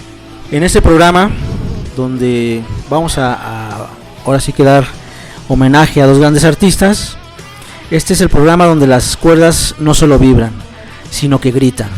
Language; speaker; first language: Spanish; native; Spanish